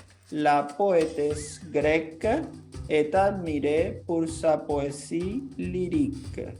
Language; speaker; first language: French; non-native, fluent; Portuguese